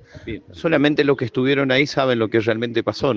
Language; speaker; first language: Spanish; native; Spanish